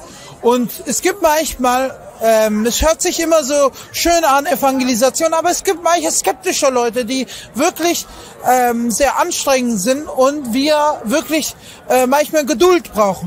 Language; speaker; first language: German; non-native, fluent; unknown